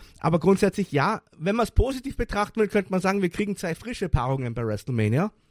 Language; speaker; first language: German; native; German